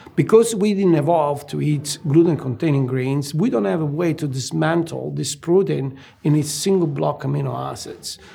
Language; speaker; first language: English; non-native, fluent; Italian